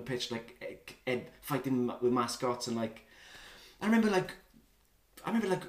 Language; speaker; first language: English; native; English